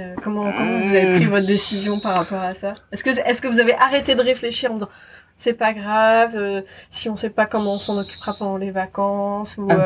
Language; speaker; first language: French; native; French